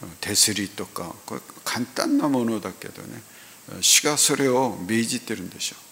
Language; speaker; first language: Japanese; non-native, fluent; Korean